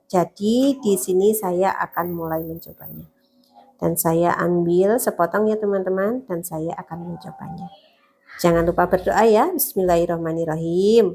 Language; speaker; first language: Indonesian; native; Indonesian